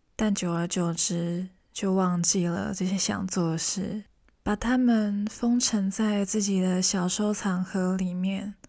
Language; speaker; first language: Chinese; non-native, local second language; Cantonese